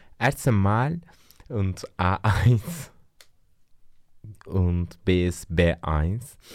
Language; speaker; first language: German; non-native, learner; Turkish